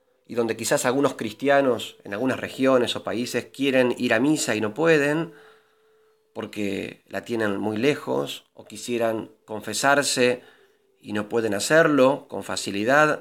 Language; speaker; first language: Spanish; native; Spanish